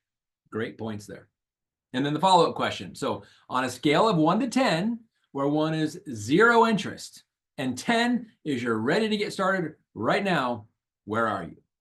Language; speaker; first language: English; native; English